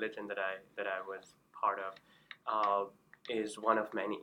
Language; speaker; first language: English; non-native, local second language; Urdu